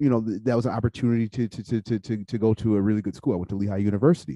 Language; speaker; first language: English; native; English